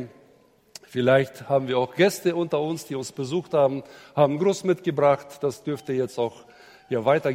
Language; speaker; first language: German; native; German